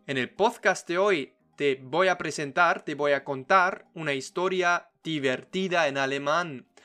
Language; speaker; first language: Spanish; non-native, fluent; German